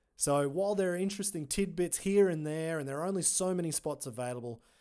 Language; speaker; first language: English; native; English